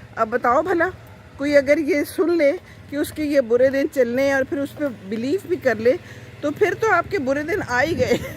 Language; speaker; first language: Urdu; non-native, local second language; Punjabi